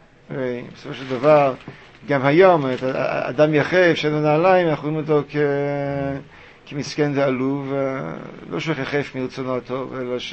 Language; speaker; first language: Hebrew; native; Hebrew